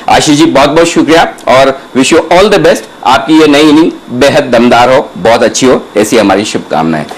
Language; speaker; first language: Hindi; native; Hindi